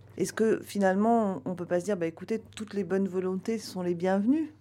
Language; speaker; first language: French; native; French